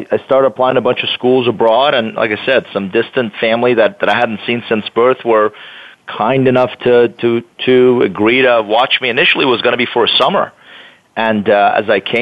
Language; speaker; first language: English; non-native, fluent; Persian